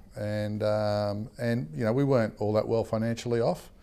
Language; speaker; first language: English; native; English